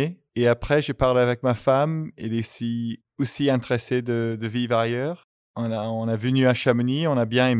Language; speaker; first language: French; non-native, fluent; English